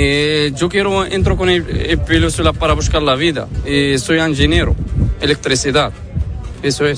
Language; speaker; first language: Spanish; non-native, learner; Arabic